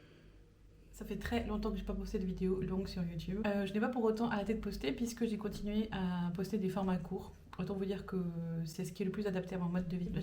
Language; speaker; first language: French; native; French